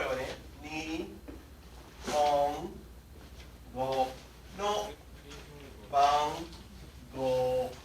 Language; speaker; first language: Japanese; non-native, fluent; English